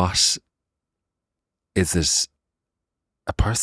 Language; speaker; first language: English; native; English